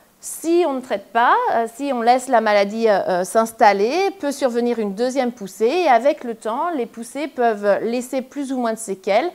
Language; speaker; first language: French; native; French